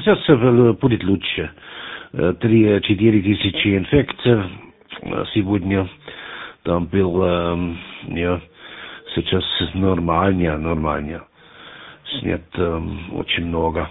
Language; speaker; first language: Russian; non-native, learner; German